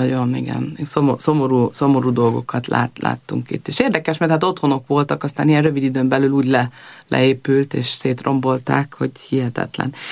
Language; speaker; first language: Hungarian; early bilingual, heritage; Hungarian